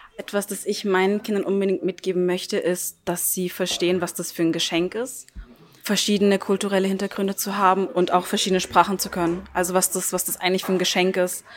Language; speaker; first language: German; early bilingual, other home language; Turkish